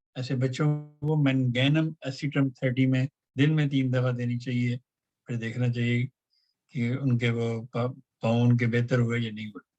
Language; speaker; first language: Urdu; non-native, local second language; Punjabi